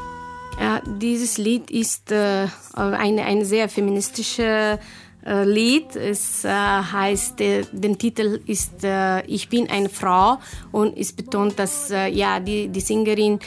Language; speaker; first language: German; non-native, learner; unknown